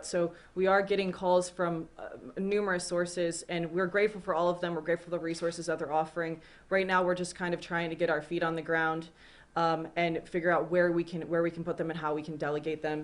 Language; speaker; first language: English; native; English